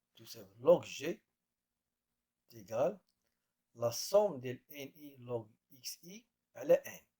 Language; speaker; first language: French; non-native, local second language; Arabic